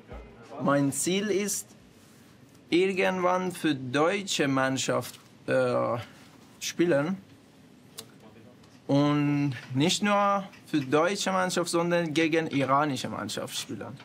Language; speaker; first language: German; non-native, learner; Persian